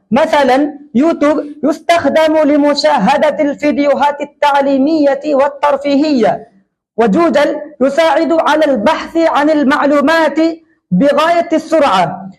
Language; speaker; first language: Arabic; non-native, fluent; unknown